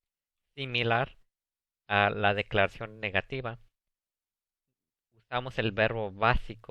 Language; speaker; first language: Spanish; early bilingual, heritage; Spanish